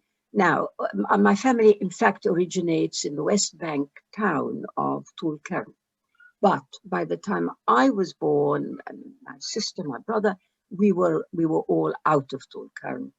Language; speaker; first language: English; early bilingual, other home language; Arabic